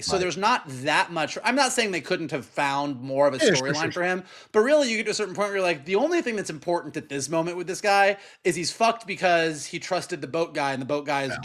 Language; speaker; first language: English; native; English